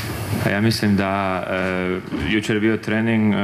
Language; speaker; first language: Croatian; early bilingual, heritage; Croatian